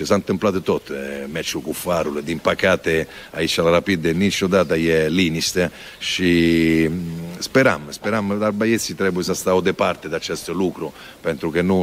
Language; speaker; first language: Romanian; non-native, fluent; Italian